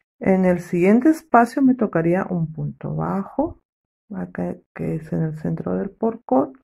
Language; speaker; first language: Spanish; native; Spanish